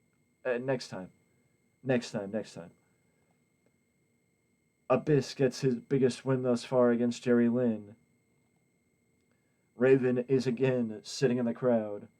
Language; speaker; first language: English; native; English